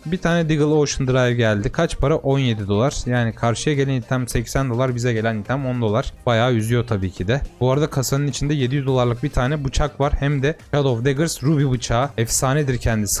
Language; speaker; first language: Turkish; native; Turkish